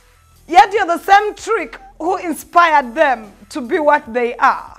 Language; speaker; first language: English; non-native, local second language; Ganda